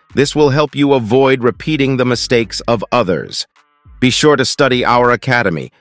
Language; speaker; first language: English; non-native, fluent; Russian